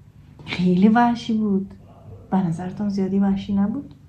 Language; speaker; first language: Persian; native; Persian